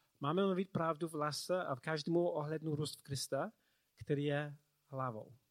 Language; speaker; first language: Czech; non-native, learner; English